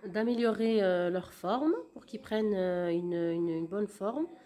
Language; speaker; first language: French; non-native, local second language; Arabic